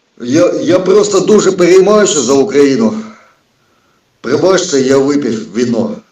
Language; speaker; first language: Ukrainian; early bilingual, heritage; Russian